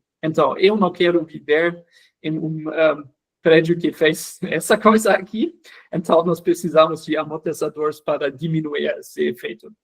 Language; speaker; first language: Portuguese; non-native, fluent; German